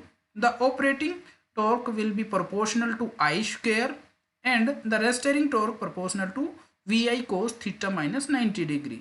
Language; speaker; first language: English; non-native, local second language; Hindi